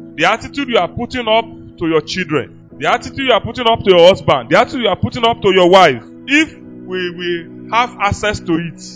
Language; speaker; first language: English; non-native, local second language; Yoruba